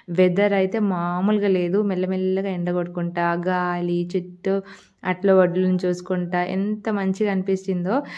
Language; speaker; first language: Telugu; non-native, local second language; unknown